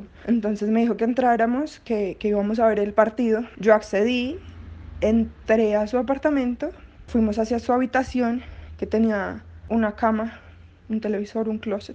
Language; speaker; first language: Spanish; native; Spanish